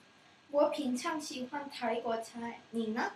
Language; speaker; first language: Chinese; non-native, learner; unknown